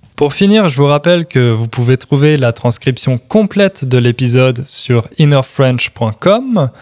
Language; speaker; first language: French; native; French